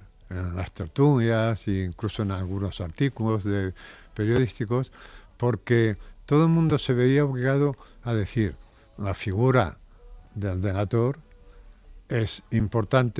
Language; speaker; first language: Spanish; native; Spanish